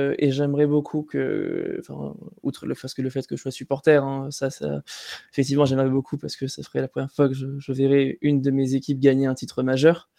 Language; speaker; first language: French; native; French